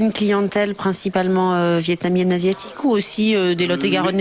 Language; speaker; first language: French; native; French